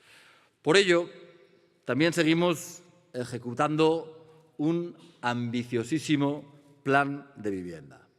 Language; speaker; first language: Spanish; native; Spanish